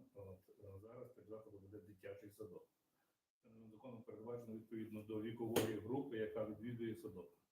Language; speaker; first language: Ukrainian; native; Ukrainian